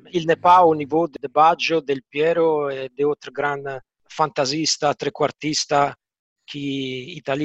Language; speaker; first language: French; non-native, fluent; Italian